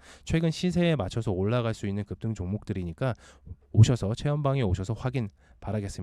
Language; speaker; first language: Korean; native; Korean